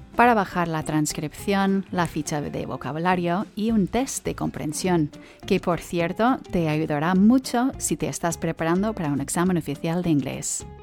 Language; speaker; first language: Spanish; native; Spanish